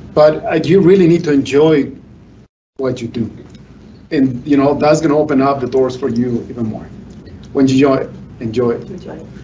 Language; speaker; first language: English; non-native, fluent; Spanish